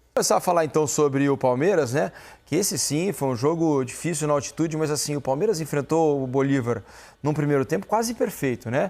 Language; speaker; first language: Portuguese; native; Portuguese